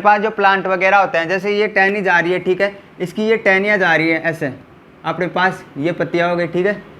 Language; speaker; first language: Hindi; native; Hindi